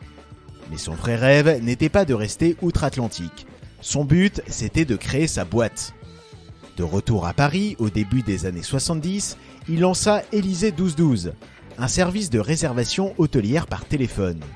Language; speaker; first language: French; native; French